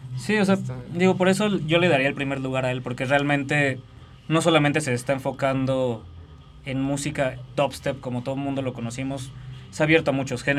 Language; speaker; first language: Spanish; native; Spanish